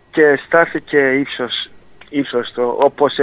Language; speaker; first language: Greek; non-native, fluent; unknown